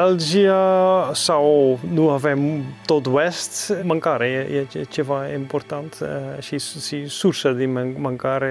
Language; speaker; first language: Romanian; non-native, learner; Dutch